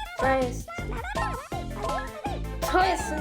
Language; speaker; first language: Polish; early bilingual, other home language; Ukrainian